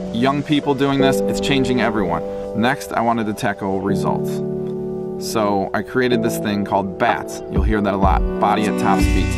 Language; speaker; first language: English; native; English